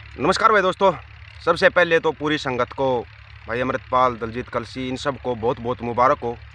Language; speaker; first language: Hindi; non-native, local second language; Punjabi